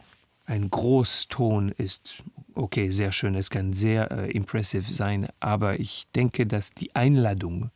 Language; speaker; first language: German; non-native, fluent; French